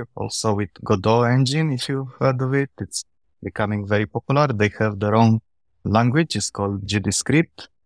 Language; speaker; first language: English; non-native, fluent; Romanian